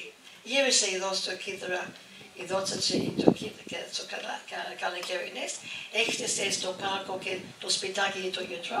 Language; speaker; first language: Greek; early bilingual, heritage; English